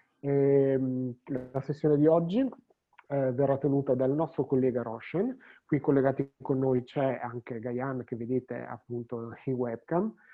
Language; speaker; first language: Italian; native; Italian